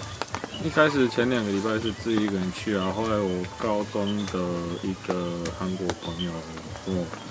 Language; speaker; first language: Chinese; non-native, fluent; English